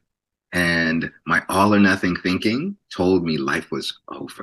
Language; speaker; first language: English; native; English